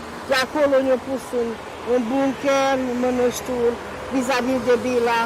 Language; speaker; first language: Romanian; non-native, local second language; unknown